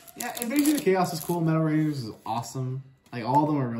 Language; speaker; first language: English; native; English